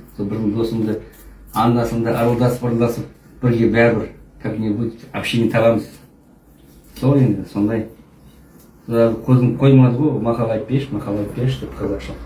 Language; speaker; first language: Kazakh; non-native, local second language; Russian